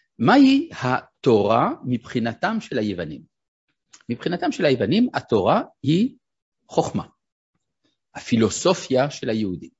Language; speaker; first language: Hebrew; non-native, fluent; French